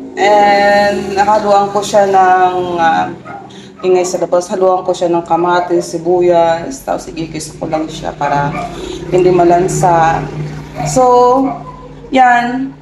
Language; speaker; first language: Filipino; non-native, local second language; Iloko